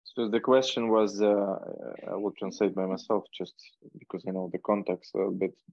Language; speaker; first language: English; non-native, fluent; Russian